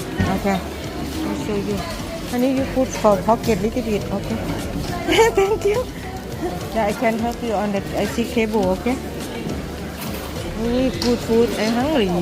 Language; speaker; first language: English; non-native, learner; Thai